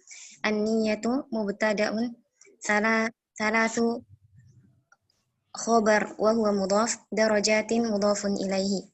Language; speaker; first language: Arabic; non-native, learner; Indonesian